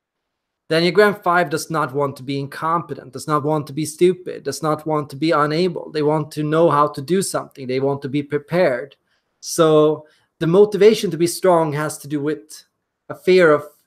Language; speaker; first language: English; non-native, fluent; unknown